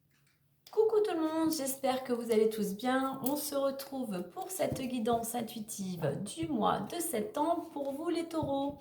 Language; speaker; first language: French; native; French